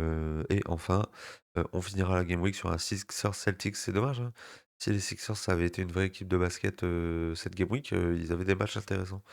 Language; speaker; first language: French; native; French